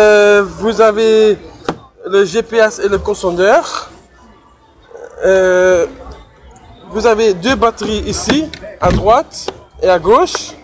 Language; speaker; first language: French; non-native, learner; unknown